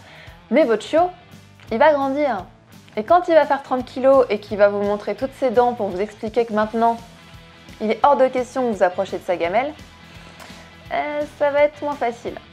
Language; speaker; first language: French; native; French